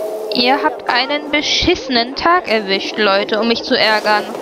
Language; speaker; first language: German; native; German